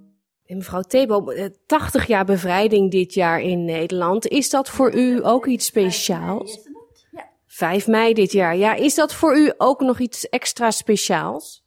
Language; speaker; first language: Dutch; native; Dutch